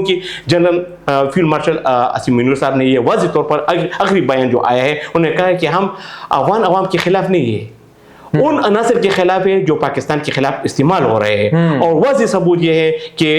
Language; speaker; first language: Urdu; non-native, local second language; Pashto